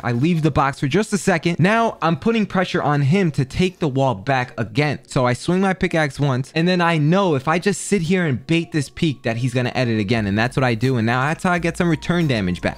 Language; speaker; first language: English; native; English